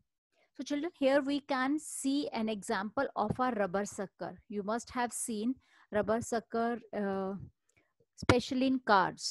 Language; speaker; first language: English; non-native, local second language; Hindi